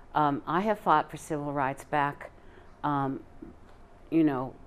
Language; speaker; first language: English; native; English